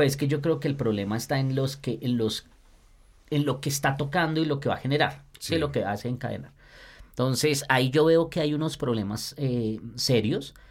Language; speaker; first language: Spanish; native; Spanish